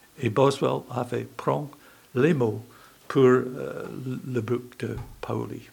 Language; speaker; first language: French; non-native, learner; English